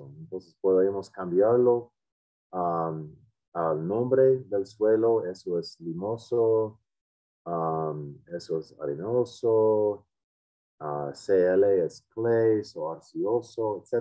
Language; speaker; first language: Spanish; non-native, fluent; English